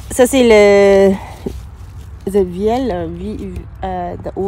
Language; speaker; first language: French; non-native, learner; English